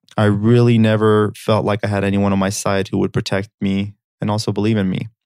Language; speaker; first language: English; early bilingual, other home language; Armenian